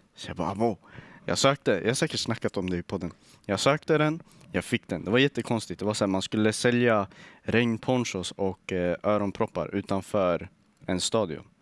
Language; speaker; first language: Swedish; early bilingual, other home language; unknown